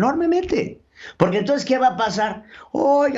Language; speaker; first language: Spanish; native; Spanish